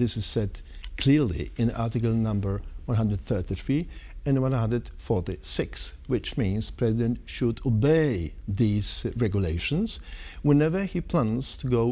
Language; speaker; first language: English; non-native, fluent; Polish